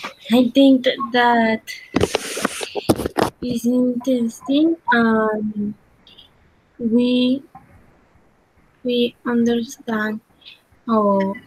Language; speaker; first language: English; non-native, learner; Spanish